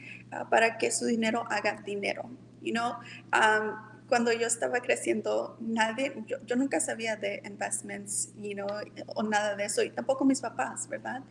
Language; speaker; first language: Spanish; early bilingual, heritage; Spanish